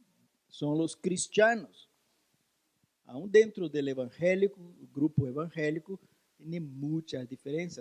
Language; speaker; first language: Spanish; non-native, learner; Portuguese